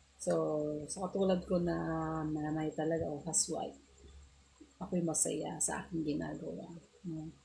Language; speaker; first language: Filipino; non-native, local second language; Iloko